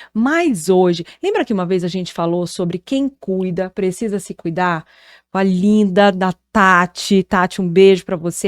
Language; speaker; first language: Portuguese; native; Portuguese